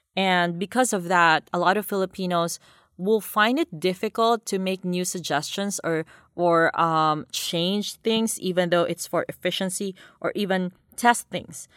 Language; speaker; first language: English; non-native, local second language; Cebuano